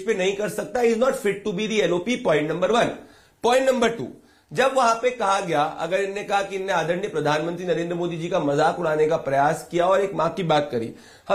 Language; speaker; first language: Hindi; native; Hindi